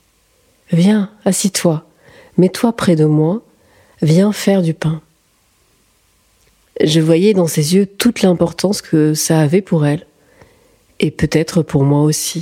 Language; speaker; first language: French; early bilingual, other home language; Berber languages